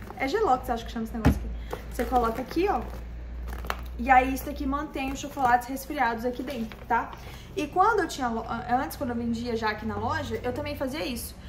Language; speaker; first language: Portuguese; native; Portuguese